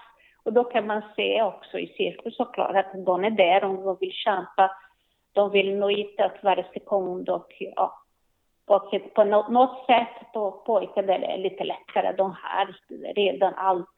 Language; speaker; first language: Swedish; non-native, learner; Portuguese